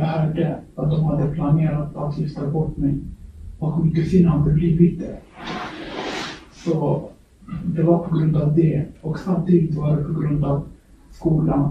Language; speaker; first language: Swedish; early bilingual, other home language; Kurdish